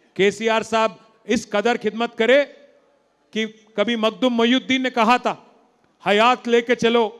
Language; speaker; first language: Hindi; non-native, local second language; Telugu